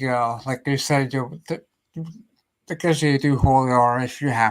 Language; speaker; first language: English; native; English